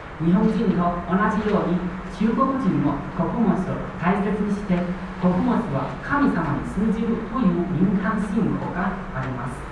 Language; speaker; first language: Japanese; non-native, fluent; Chinese